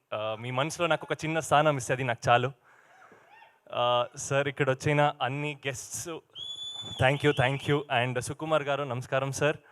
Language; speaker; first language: Telugu; non-native, learner; Kannada